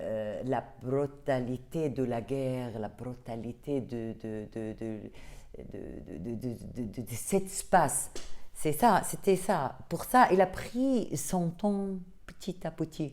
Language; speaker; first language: French; non-native, fluent; Arabic